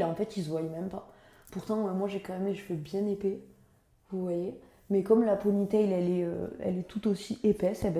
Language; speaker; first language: French; native; French